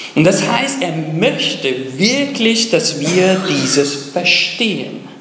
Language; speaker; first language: German; non-native, fluent; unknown